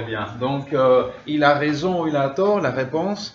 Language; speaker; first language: French; non-native, fluent; English